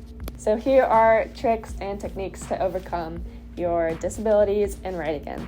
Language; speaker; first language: English; native; English